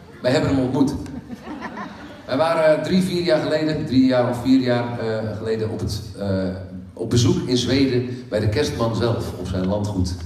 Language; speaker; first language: Dutch; native; Dutch